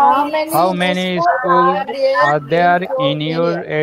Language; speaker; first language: English; non-native, learner; Bangla